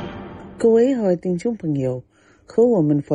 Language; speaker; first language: Chinese; non-native, fluent; Indonesian